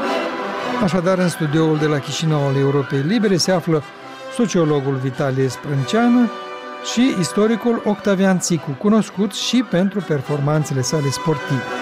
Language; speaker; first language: Romanian; native; Romanian